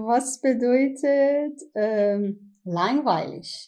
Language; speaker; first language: German; non-native, learner; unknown